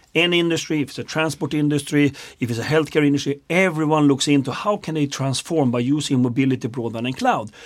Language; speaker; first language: English; non-native, fluent; Swedish